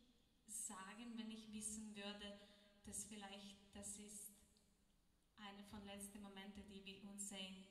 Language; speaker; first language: German; non-native, learner; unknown